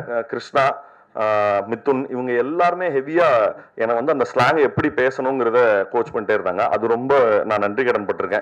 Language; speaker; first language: Tamil; native; Tamil